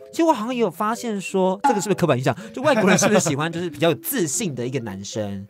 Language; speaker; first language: Chinese; native; Chinese